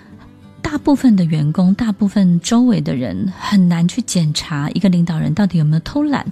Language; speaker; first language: Chinese; native; Chinese